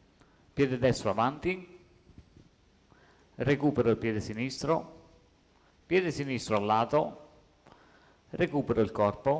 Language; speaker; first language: Italian; native; Italian